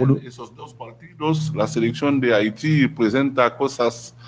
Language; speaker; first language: Spanish; non-native, learner; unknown